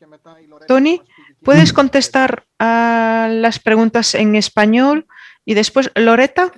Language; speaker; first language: Spanish; non-native, fluent; Greek